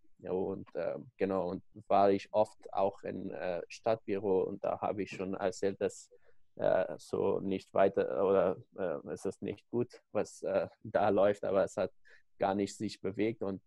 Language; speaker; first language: German; non-native, learner; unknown